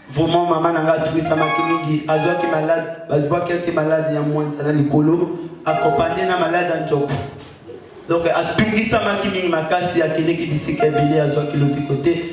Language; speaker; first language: Lingala; native; Lingala